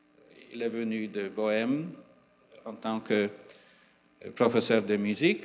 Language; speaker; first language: French; non-native, fluent; Polish